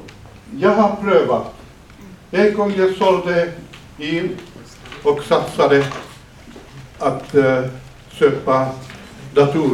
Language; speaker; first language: Swedish; non-native, fluent; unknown